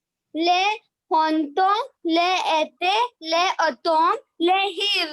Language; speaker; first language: French; non-native, learner; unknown